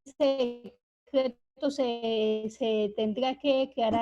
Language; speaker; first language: Spanish; native; Spanish